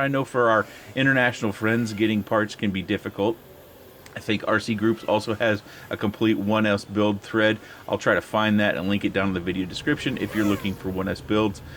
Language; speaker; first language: English; native; English